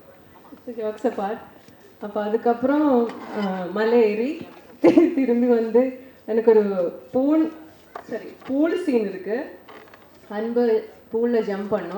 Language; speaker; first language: Tamil; non-native, learner; Malayalam